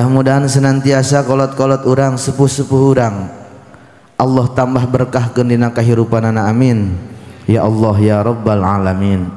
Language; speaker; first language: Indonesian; non-native, local second language; Sundanese